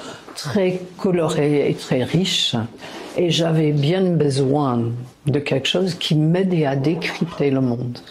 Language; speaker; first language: French; non-native, fluent; English